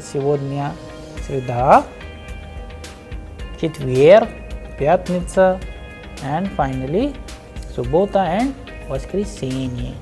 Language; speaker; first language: Russian; non-native, fluent; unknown